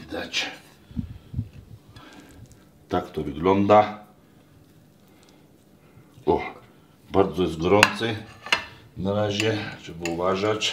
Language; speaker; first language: Polish; non-native, fluent; Lithuanian